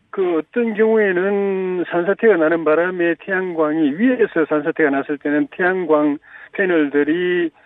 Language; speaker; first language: Korean; native; Korean